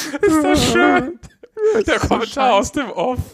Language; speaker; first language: German; native; German